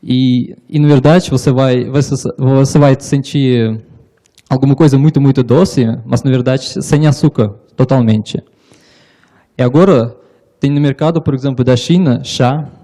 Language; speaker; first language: Portuguese; non-native, learner; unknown